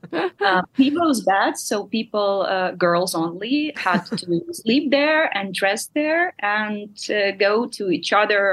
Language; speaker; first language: English; non-native, fluent; Ukrainian